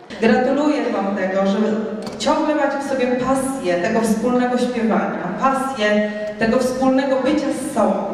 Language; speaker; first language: Polish; native; Polish